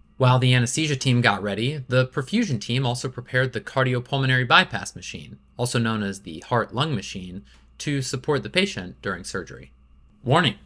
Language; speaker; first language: English; native; English